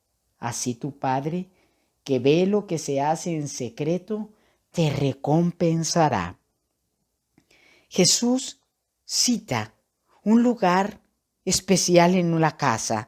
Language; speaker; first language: Spanish; native; Spanish